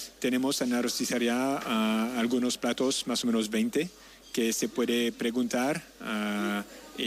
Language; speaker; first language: Spanish; non-native, learner; French